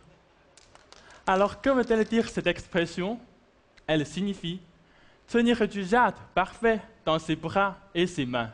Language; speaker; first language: French; non-native, fluent; Chinese